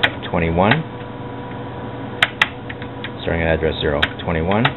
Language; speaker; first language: English; native; English